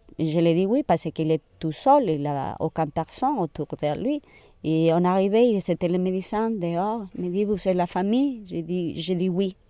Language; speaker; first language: French; non-native, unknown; Spanish